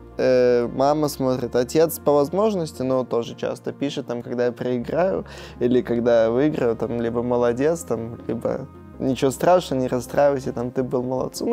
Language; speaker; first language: Russian; native; Russian